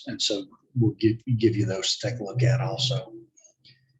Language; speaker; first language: English; native; English